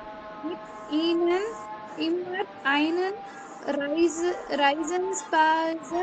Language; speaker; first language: German; non-native, learner; Tamil